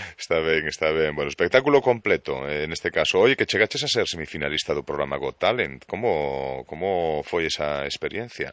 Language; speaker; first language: Galician; native; Galician